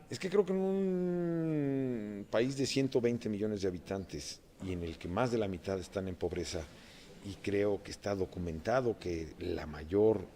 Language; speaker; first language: Spanish; native; Spanish